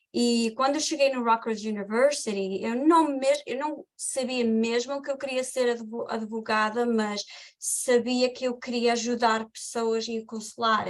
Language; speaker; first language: Portuguese; early bilingual, heritage; Portuguese